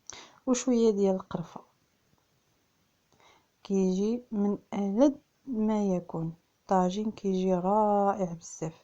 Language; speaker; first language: Arabic; native; Arabic